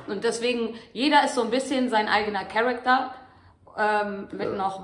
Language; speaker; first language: German; native; German